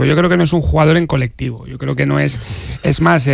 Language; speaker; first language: Spanish; native; Spanish